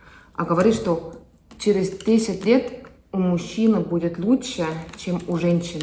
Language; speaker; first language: Russian; non-native, fluent; Estonian